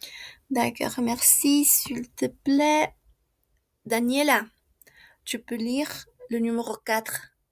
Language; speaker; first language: French; non-native, fluent; Spanish